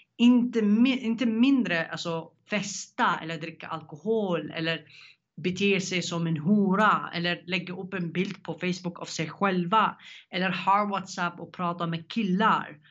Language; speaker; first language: Swedish; non-native, fluent; Arabic